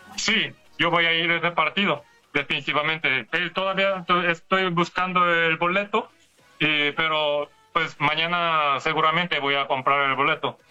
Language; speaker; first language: Spanish; non-native, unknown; Korean